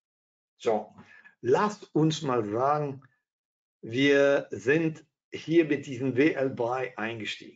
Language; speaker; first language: German; non-native, fluent; Dutch